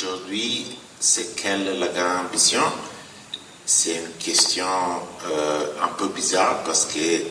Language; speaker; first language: French; non-native, fluent; Italian